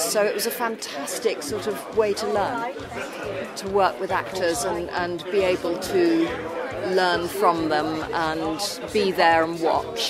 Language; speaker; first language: English; native; English